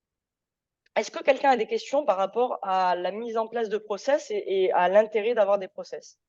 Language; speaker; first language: French; native; French